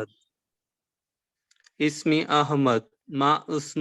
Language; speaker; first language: Arabic; non-native, learner; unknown